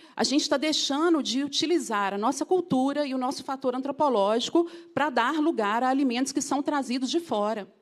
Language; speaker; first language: Portuguese; native; Portuguese